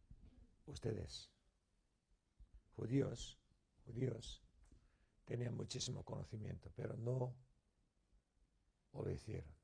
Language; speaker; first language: Spanish; non-native, learner; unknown